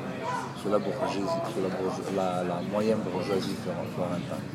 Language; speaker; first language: French; non-native, fluent; Italian